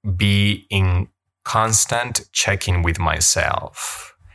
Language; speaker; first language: English; non-native, fluent; Spanish